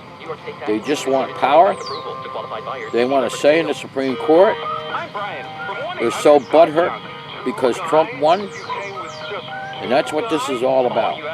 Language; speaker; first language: English; native; English